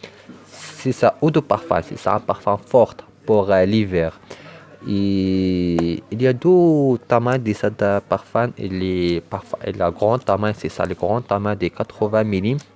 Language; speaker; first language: French; non-native, learner; Arabic